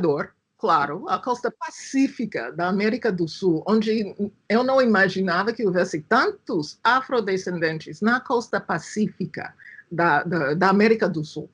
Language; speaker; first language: Portuguese; non-native, fluent; English